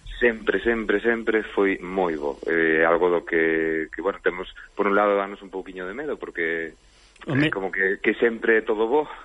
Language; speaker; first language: Galician; native; Galician